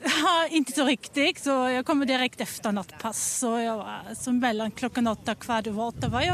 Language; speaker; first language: Swedish; non-native, learner; German